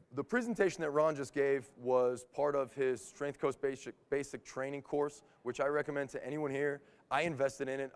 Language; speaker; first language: English; native; English